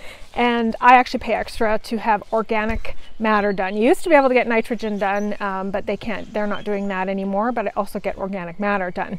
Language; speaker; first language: English; native; English